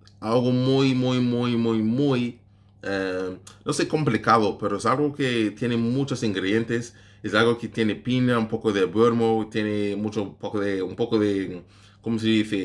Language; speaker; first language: Spanish; non-native, learner; English